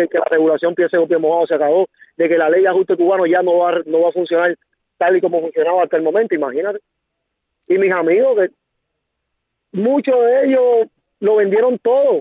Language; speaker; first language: Spanish; native; Spanish